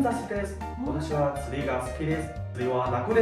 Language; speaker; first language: Japanese; non-native, learner; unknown